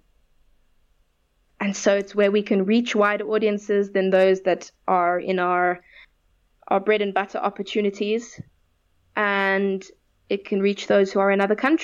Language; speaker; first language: English; native; English